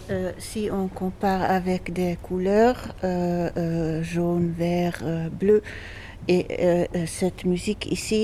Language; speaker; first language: French; non-native, fluent; Dutch